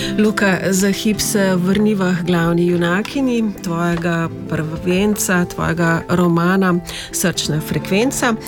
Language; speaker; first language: Slovenian; native; Slovenian